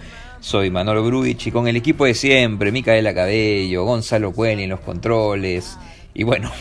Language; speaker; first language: Spanish; native; Spanish